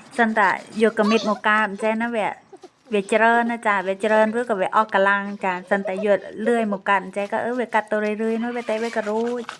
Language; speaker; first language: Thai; non-native, local second language; Northern Khmer